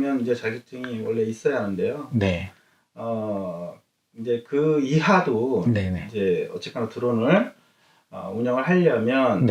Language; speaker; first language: Korean; native; Korean